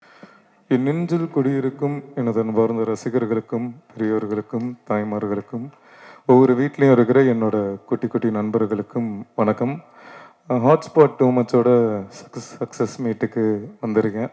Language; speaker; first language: Tamil; native; Tamil